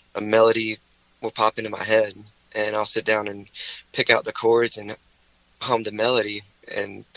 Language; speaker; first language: English; native; English